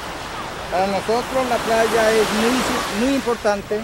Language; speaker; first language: Spanish; non-native, local second language; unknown